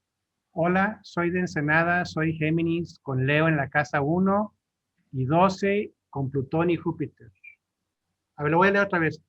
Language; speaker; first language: Spanish; native; Spanish